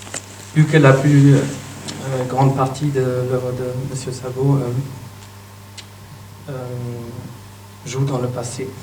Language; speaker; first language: French; non-native, fluent; German